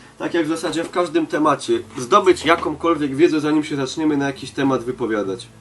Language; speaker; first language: Polish; native; Polish